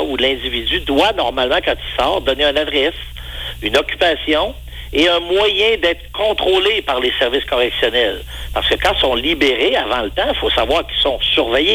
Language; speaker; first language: French; native; French